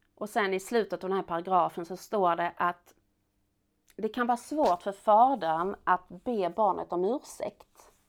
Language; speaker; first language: Swedish; native; Swedish